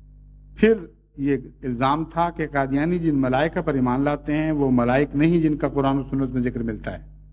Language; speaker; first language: Urdu; native; Urdu